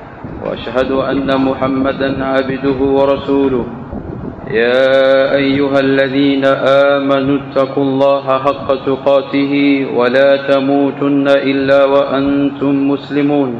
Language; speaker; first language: Arabic; non-native, fluent; Swahili